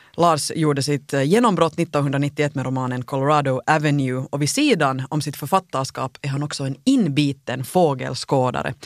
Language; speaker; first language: Swedish; native; Swedish